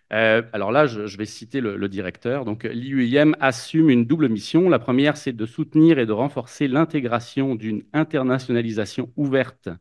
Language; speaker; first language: French; native; French